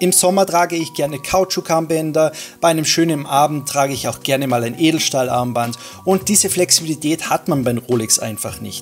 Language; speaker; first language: German; native; German